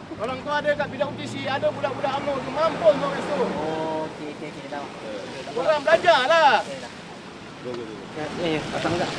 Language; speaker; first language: Malay; native; Malay